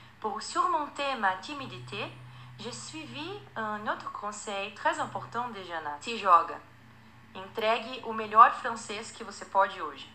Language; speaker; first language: French; non-native, fluent; Portuguese